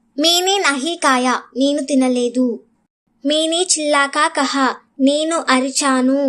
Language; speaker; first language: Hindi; non-native, local second language; Telugu